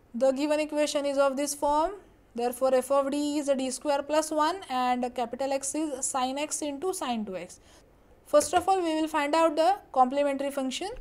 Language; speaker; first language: English; non-native, local second language; Marathi